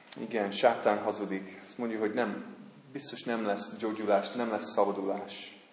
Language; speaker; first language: Hungarian; non-native, fluent; English